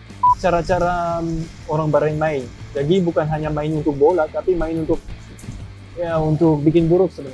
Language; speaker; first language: Indonesian; non-native, fluent; French